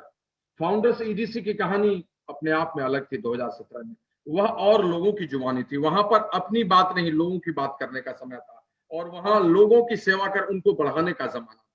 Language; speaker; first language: Hindi; native; Hindi